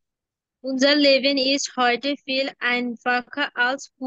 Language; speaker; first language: German; non-native, learner; Bangla